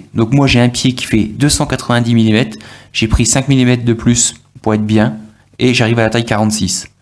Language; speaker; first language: French; native; French